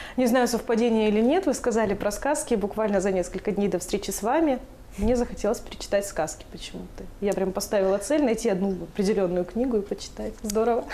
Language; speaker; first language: Russian; native; Russian